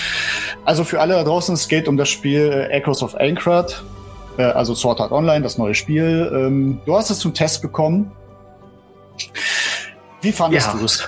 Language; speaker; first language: German; native; German